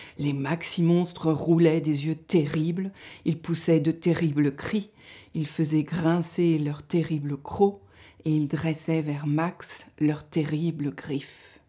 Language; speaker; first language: French; native; French